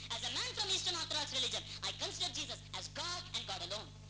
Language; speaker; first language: English; non-native, local second language; Telugu